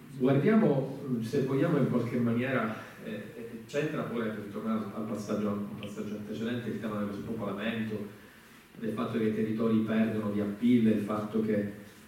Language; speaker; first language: Italian; native; Italian